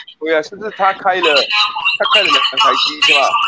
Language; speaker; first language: Chinese; native; Chinese